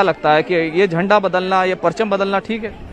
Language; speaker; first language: Hindi; native; Hindi